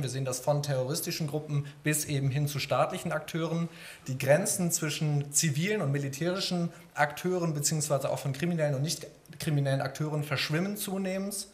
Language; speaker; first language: German; native; German